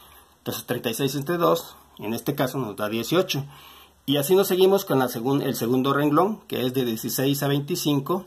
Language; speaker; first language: Spanish; native; Spanish